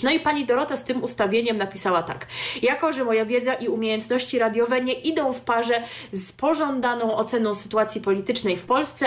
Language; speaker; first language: Polish; native; Polish